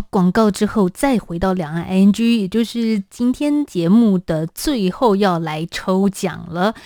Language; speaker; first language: Chinese; native; Chinese